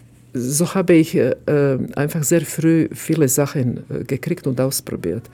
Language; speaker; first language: German; non-native, fluent; Croatian